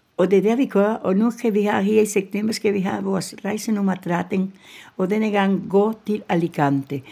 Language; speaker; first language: Danish; non-native, fluent; Spanish